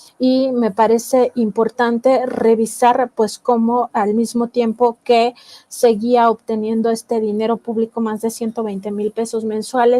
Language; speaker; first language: Spanish; native; Spanish